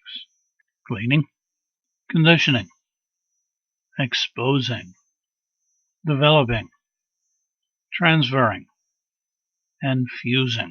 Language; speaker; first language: English; native; English